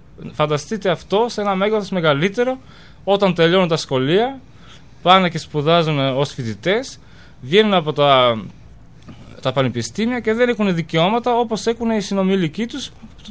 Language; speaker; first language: Greek; non-native, fluent; Albanian